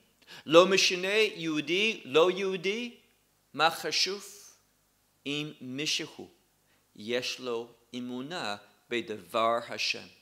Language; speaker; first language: Hebrew; non-native, fluent; English